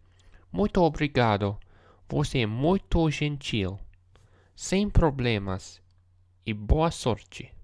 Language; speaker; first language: Portuguese; non-native, learner; English